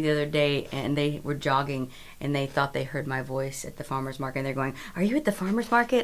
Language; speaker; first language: English; native; English